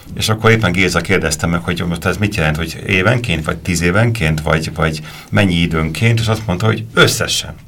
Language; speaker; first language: Hungarian; native; Hungarian